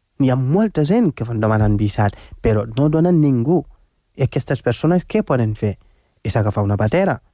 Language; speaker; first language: Catalan; non-native, fluent; Wolof